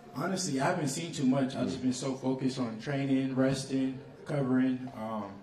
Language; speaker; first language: English; native; English